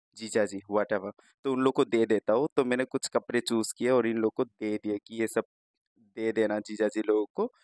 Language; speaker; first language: Hindi; non-native, local second language; Bangla